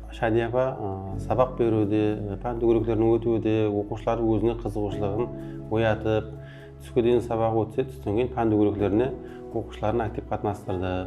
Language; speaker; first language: Uzbek; non-native, local second language; Kara-Kalpak